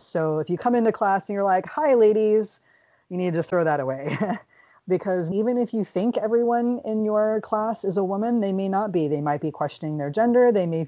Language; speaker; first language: English; native; English